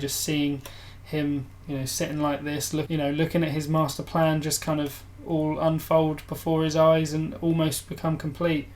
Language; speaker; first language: English; native; English